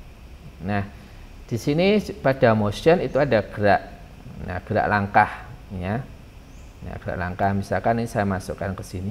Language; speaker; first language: Indonesian; native; Indonesian